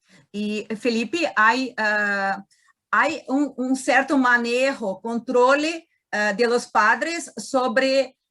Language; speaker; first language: Spanish; non-native, learner; Portuguese